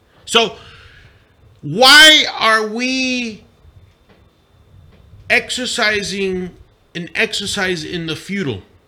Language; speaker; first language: English; non-native, local second language; Spanish